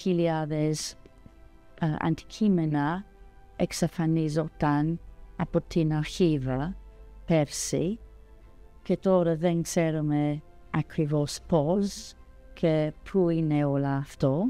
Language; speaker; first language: Greek; non-native, fluent; English